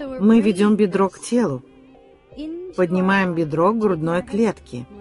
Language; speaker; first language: Russian; native; Russian